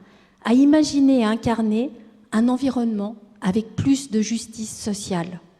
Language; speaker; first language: French; native; French